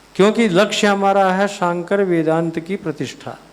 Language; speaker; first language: Hindi; non-native, local second language; Gujarati